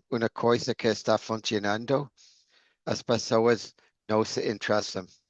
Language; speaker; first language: Portuguese; non-native, learner; English